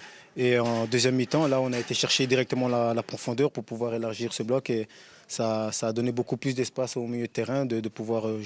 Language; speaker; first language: French; native; French